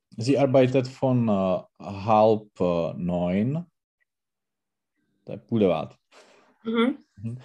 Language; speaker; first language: German; non-native, learner; Czech